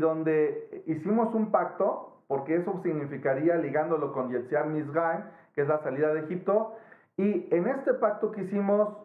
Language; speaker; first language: Spanish; native; Spanish